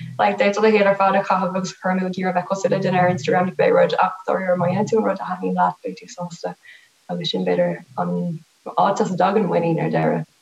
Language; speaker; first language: Irish; non-native, local second language; English